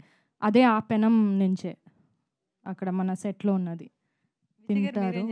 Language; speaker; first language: Telugu; non-native, fluent; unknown